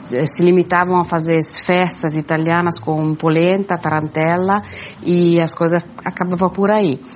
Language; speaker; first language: Portuguese; non-native, fluent; Italian